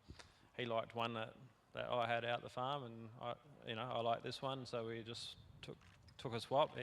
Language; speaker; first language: English; native; English